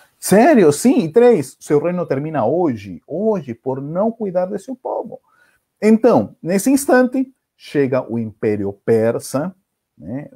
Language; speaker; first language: Portuguese; non-native, fluent; Spanish